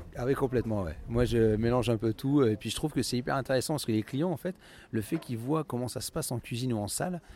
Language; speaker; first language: French; native; French